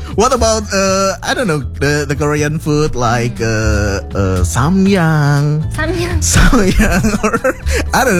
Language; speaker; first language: English; non-native, fluent; Indonesian